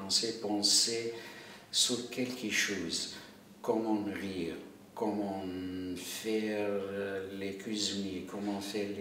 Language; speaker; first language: French; non-native, learner; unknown